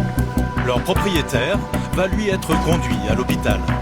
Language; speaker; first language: French; native; French